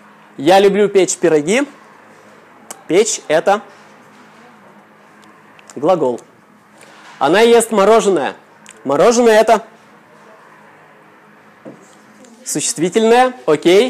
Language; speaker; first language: Russian; native; Russian